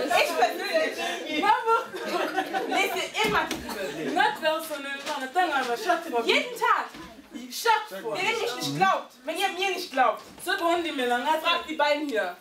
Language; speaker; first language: German; early bilingual, heritage; Lingala